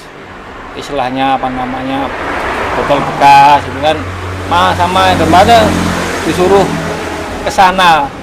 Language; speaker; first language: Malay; non-native, local second language; Javanese